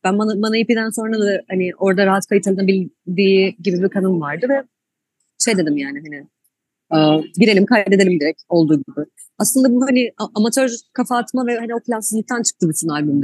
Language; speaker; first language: Turkish; native; Turkish